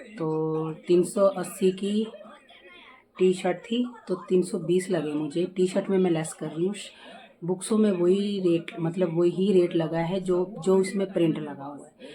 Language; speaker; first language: Hindi; native; Hindi